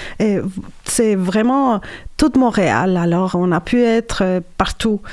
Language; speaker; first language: French; non-native, fluent; Spanish